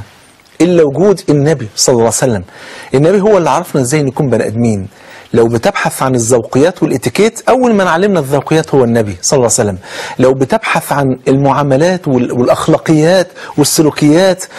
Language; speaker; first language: Arabic; native; Arabic